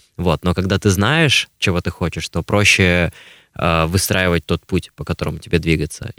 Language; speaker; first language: Russian; native; Russian